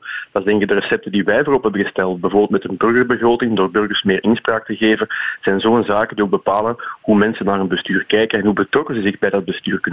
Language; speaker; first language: Dutch; native; Dutch